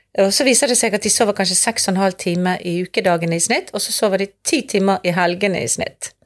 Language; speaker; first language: Norwegian; native; Norwegian